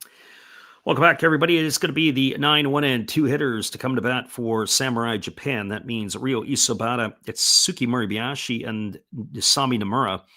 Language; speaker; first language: English; native; English